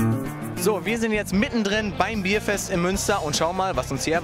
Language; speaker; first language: German; native; German